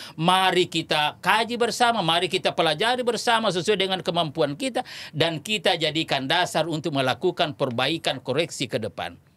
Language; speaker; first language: Indonesian; non-native, local second language; Buginese